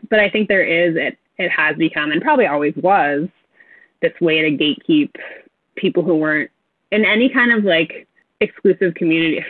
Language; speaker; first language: English; native; English